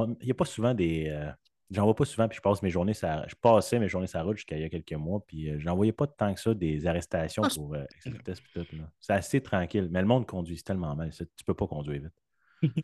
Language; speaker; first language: French; native; French